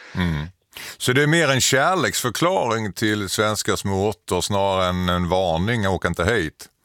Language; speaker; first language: Swedish; native; Swedish